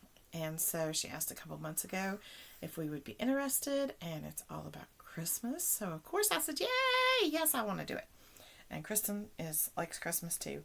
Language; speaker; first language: English; native; English